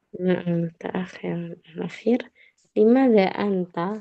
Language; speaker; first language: Arabic; non-native, fluent; Indonesian